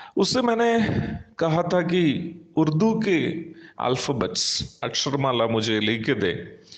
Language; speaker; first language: Hindi; non-native, local second language; Malayalam